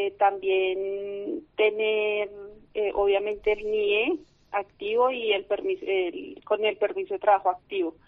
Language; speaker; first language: Spanish; native; Spanish